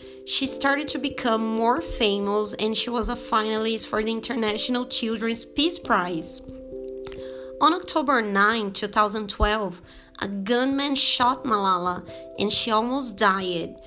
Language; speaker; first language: English; non-native, fluent; Portuguese